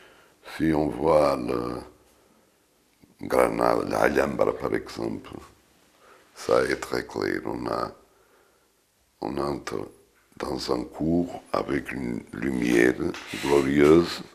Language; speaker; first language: French; non-native, fluent; Portuguese